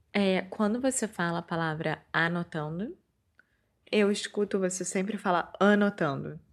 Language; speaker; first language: Portuguese; native; Portuguese